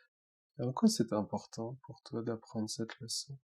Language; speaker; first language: French; native; French